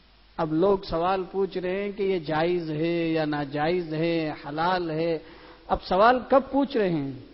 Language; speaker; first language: Urdu; native; Urdu